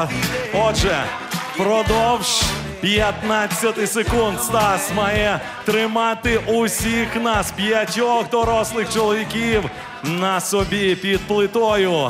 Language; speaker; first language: Ukrainian; native; Ukrainian